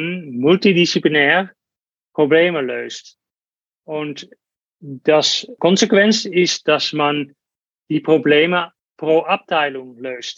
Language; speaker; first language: German; non-native, learner; Dutch